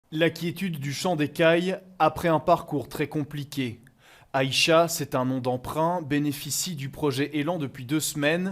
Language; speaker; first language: French; native; French